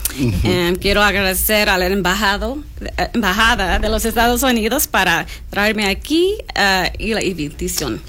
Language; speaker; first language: Spanish; non-native, learner; English